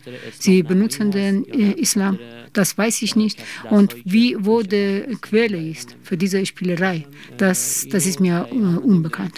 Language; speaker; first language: German; non-native, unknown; Persian